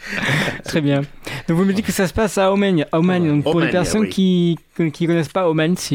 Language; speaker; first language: French; native; French